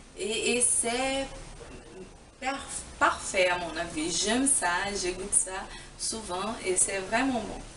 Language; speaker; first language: French; non-native, fluent; Portuguese